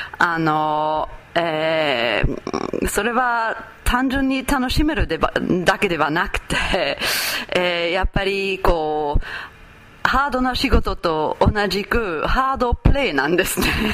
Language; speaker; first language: Japanese; non-native, fluent; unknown